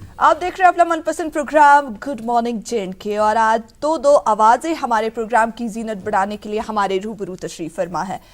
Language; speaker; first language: Hindi; non-native, local second language; Kashmiri